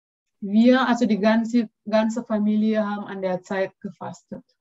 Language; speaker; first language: German; non-native, learner; Indonesian